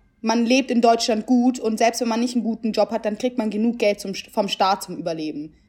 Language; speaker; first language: German; early bilingual, other home language; Italian